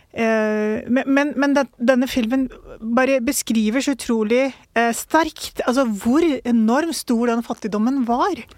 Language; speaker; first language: Norwegian; early bilingual, other home language; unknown